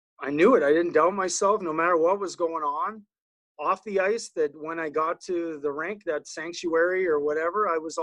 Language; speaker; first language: English; native; English